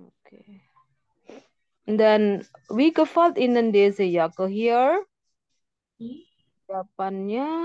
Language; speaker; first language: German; non-native, learner; Indonesian